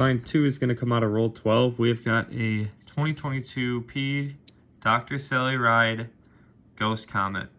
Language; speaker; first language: English; native; English